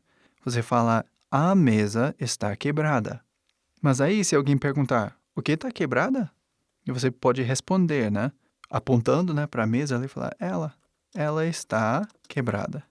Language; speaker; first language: Portuguese; non-native, fluent; English